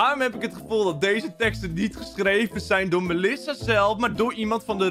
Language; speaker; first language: Dutch; native; Dutch